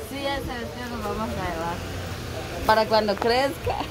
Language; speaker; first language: Spanish; native; Spanish